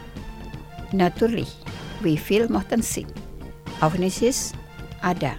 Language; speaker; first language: German; non-native, fluent; Indonesian